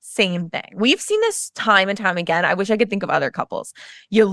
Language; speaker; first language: English; native; English